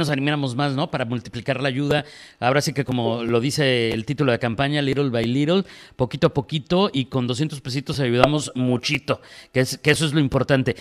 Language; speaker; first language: Spanish; native; Spanish